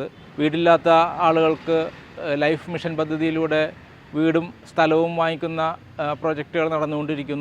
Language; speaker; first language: Malayalam; native; Malayalam